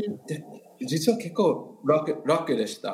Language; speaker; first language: Japanese; non-native, learner; English